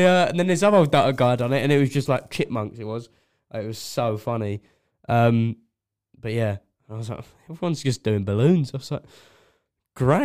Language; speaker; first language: English; native; English